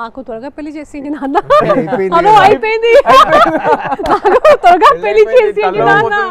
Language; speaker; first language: Telugu; non-native, fluent; Hindi